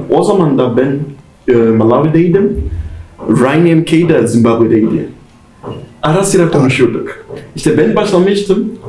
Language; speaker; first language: Turkish; non-native, fluent; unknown